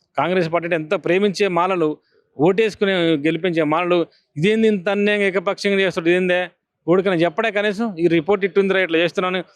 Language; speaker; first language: Telugu; native; Telugu